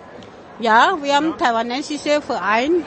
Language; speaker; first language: German; non-native, fluent; Min Nan Chinese